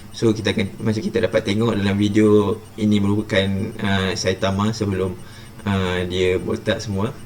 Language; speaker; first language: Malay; native; Malay